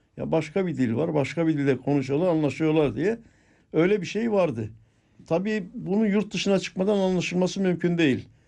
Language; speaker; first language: Turkish; native; Turkish